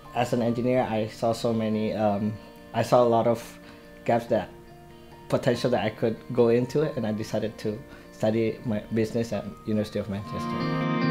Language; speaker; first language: English; non-native, fluent; Indonesian